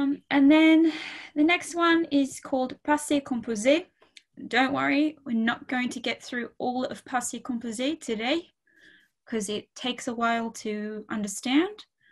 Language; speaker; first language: English; native; English